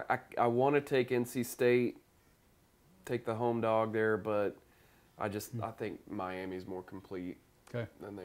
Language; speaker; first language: English; native; English